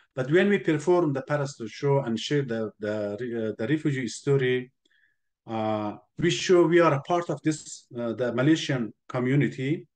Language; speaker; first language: English; non-native, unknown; Persian